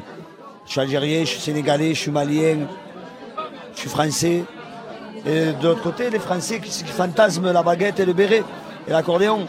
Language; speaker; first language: French; native; French